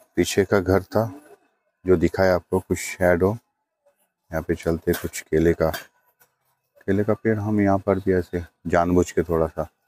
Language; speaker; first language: Hindi; non-native, local second language; Bangla